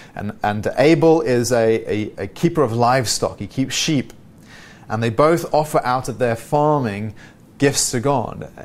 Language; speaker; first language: English; native; English